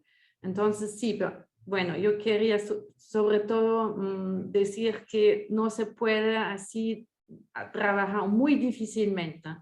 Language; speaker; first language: Spanish; non-native, fluent; French